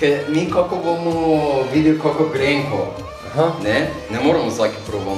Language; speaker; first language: Slovenian; non-native, learner; Persian